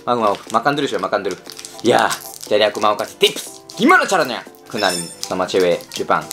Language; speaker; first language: Indonesian; non-native, learner; Japanese